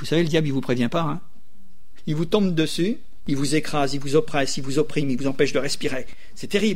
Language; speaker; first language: French; native; French